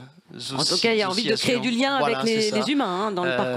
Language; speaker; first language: French; native; French